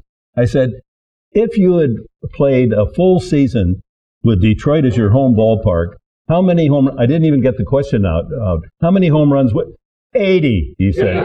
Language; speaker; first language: English; native; English